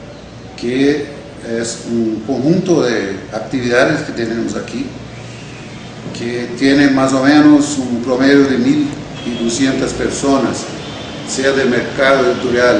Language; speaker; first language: Spanish; non-native, fluent; Portuguese